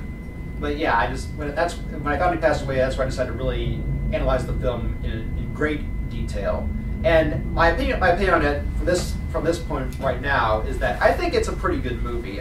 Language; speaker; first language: English; native; English